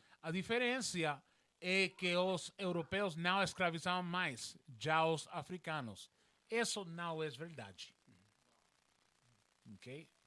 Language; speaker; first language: Portuguese; non-native, learner; Spanish